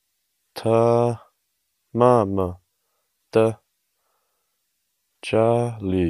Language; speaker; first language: Chinese; non-native, learner; English